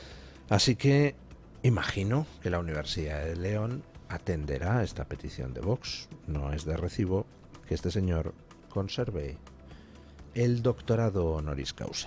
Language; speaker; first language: Spanish; native; Spanish